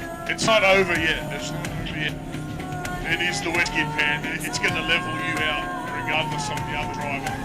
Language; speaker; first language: English; native; English